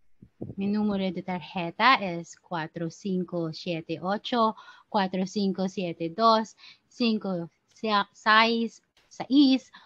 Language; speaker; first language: Spanish; non-native, learner; Filipino